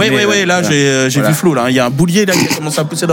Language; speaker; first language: French; native; French